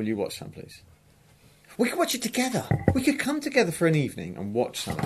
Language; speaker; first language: English; native; English